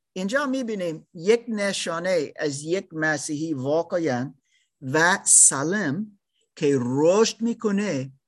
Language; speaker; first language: Persian; non-native, learner; German